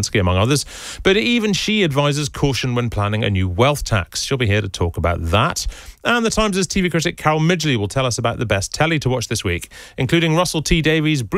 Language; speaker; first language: English; native; English